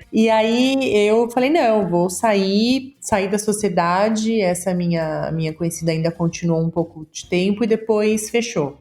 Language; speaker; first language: Portuguese; native; Portuguese